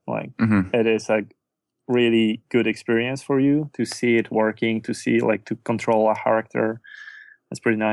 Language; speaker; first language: English; non-native, fluent; Polish